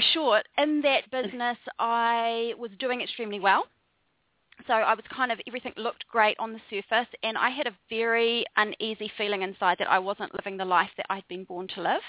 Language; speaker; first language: English; native; English